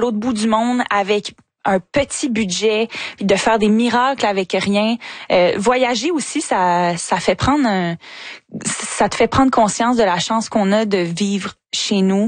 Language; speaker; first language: French; native; French